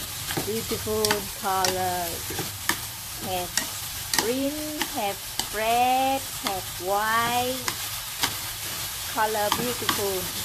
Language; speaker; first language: English; non-native, learner; Vietnamese